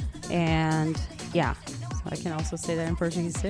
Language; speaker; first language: English; non-native, fluent; Portuguese